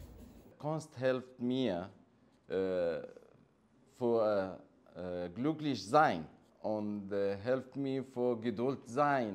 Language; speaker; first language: German; non-native, learner; Arabic